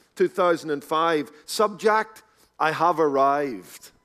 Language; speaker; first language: English; native; English